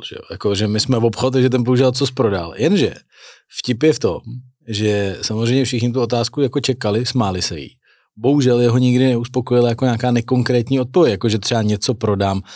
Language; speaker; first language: Czech; native; Czech